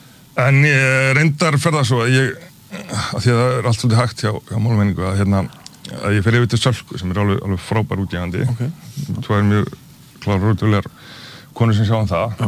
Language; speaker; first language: Icelandic; native; Icelandic